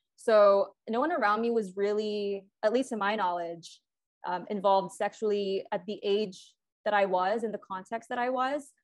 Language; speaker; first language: English; non-native, local second language; Filipino